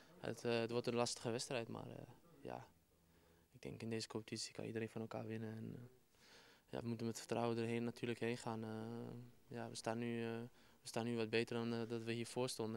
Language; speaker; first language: Dutch; native; Dutch